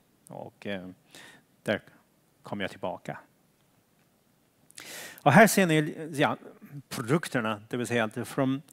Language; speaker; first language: Swedish; non-native, fluent; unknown